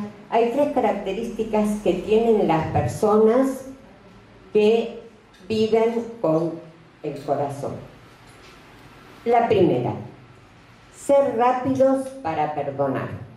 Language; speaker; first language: Spanish; native; Spanish